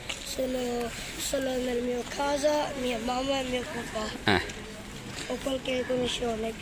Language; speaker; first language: Italian; early bilingual, other home language; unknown